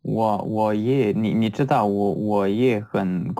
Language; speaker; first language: Chinese; non-native, learner; French